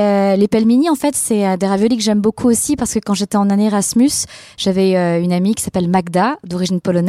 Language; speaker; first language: French; native; French